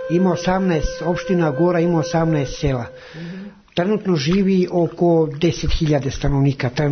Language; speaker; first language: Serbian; non-native, local second language; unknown